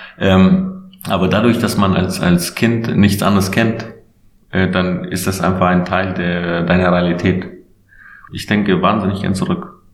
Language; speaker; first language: German; non-native, fluent; Albanian